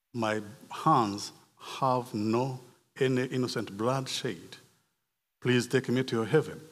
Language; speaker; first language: English; non-native, local second language; Kinyarwanda